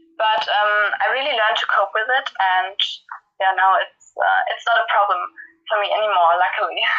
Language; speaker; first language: English; non-native, fluent; German